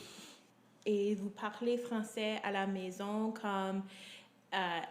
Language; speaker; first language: French; non-native, local second language; English